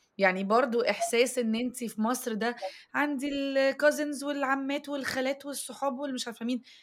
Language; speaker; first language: Arabic; native; Arabic